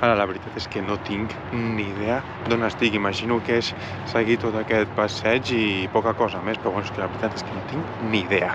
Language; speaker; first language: Catalan; native; Catalan